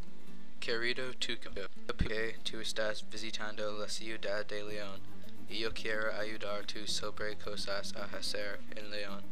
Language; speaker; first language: Spanish; non-native, learner; English